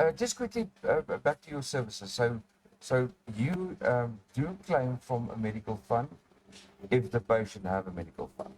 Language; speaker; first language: English; non-native, local second language; Afrikaans